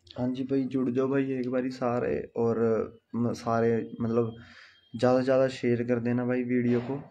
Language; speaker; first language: Hindi; non-native, local second language; Punjabi